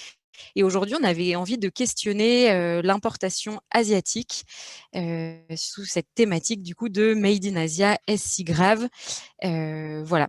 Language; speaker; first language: French; native; French